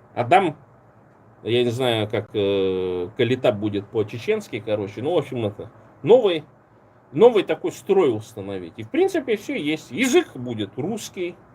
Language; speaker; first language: Russian; native; Russian